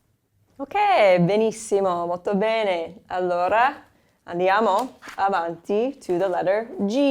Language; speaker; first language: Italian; non-native, fluent; English